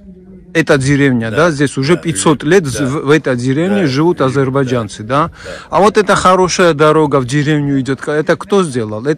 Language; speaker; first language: Russian; non-native, fluent; Georgian